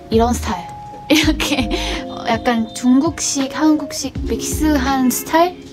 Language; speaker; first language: Korean; non-native, fluent; Vietnamese